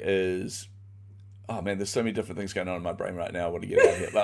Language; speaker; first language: English; native; English